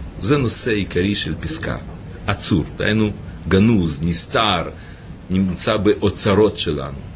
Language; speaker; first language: Hebrew; native; Hebrew